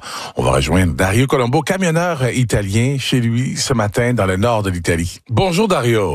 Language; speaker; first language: French; native; French